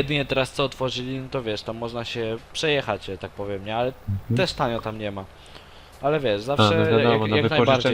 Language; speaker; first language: Polish; native; Polish